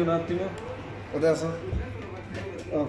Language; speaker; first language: Italian; non-native, learner; Urdu